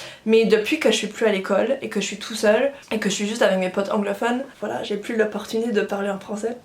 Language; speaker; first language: French; non-native, fluent; English